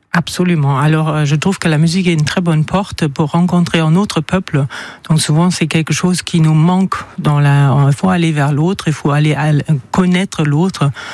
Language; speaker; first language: French; non-native, fluent; German